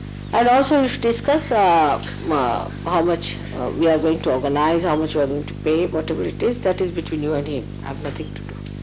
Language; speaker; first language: English; non-native, local second language; Marathi